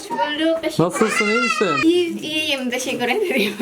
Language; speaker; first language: Turkish; non-native, learner; Indonesian